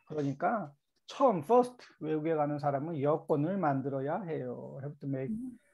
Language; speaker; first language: Korean; native; Korean